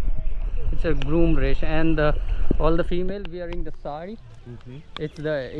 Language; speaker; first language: English; non-native, learner; Hindi